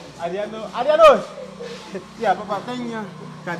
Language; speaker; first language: Portuguese; non-native, learner; Vietnamese